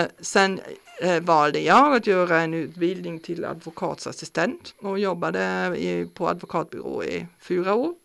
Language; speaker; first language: Swedish; non-native, fluent; German